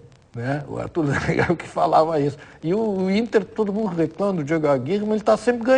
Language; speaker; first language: Portuguese; native; Portuguese